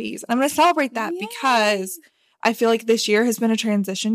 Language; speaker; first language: English; native; English